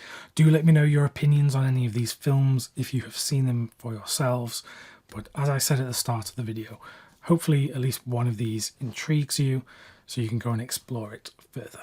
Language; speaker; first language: English; native; English